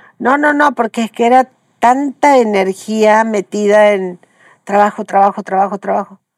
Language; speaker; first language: Spanish; native; Spanish